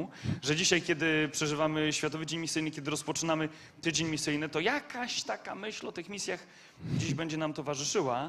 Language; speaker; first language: Polish; native; Polish